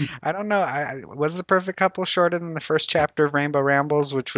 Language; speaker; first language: English; native; English